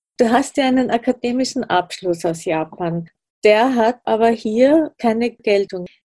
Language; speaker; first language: German; native; German